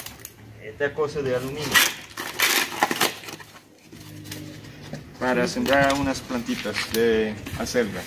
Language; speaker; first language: Spanish; non-native, fluent; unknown